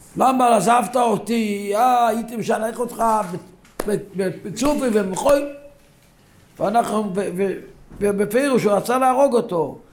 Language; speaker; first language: Hebrew; non-native, local second language; Yiddish